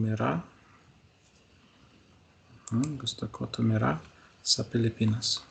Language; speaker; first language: Filipino; non-native, learner; Russian